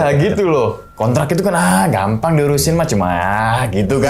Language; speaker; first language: Indonesian; native; Indonesian